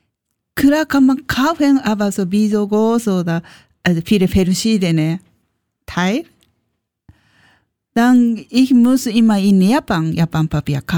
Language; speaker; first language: German; non-native, learner; Japanese